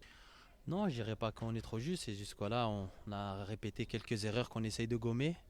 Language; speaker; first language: French; native; French